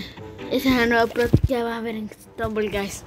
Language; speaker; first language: Spanish; native; Spanish